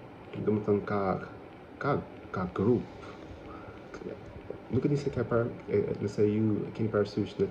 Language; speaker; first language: Albanian; non-native, learner; English